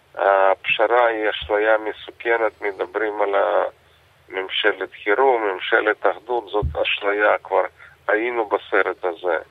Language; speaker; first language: Hebrew; non-native, fluent; Russian